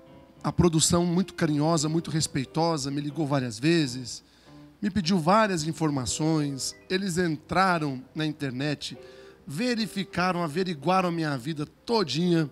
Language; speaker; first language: Portuguese; native; Portuguese